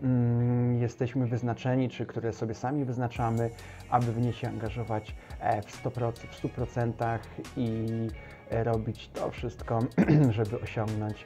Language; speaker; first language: Polish; native; Polish